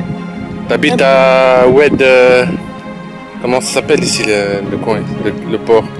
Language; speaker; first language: French; native; French